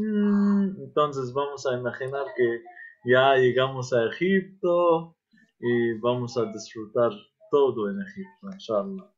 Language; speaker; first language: Spanish; non-native, fluent; Arabic